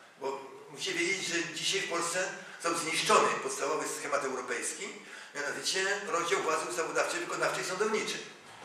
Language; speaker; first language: Polish; native; Polish